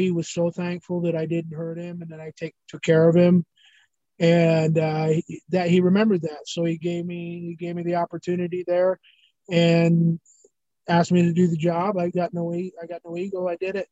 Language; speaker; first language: English; native; English